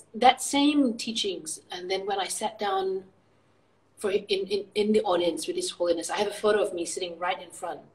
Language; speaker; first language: English; early bilingual, other home language; Indonesian